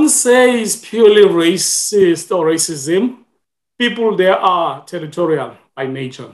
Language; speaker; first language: English; non-native, local second language; Xhosa